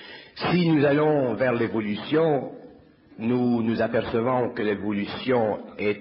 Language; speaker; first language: French; native; French